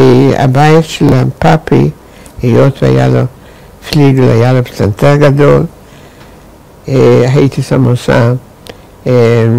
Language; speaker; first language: Hebrew; non-native, fluent; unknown